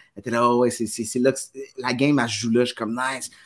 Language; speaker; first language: French; native; French